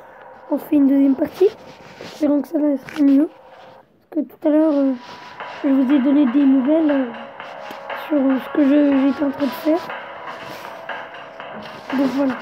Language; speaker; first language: French; native; French